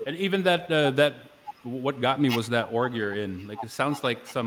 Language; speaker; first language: English; non-native, local second language; Pampanga